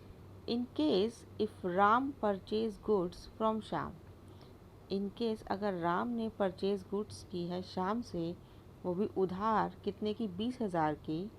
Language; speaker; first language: Hindi; native; Hindi